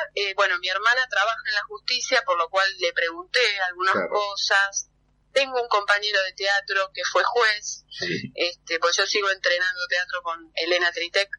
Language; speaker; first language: Spanish; native; Spanish